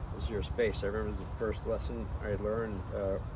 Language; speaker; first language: English; native; English